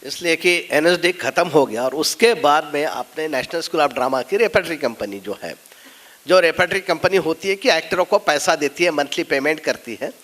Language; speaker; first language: Hindi; non-native, local second language; Marathi